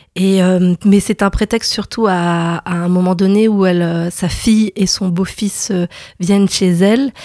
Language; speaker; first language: French; native; French